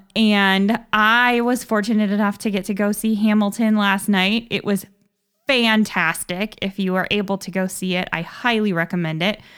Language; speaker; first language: English; native; English